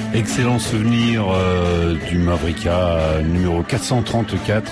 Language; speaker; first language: French; native; French